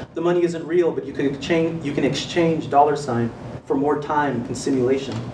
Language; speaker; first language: English; native; English